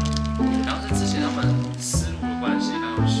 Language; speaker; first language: Chinese; native; Chinese